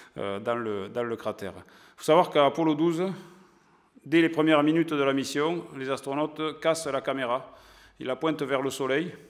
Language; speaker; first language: French; native; French